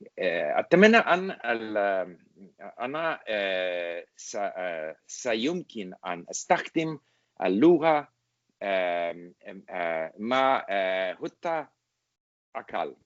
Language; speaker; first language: Arabic; non-native, learner; English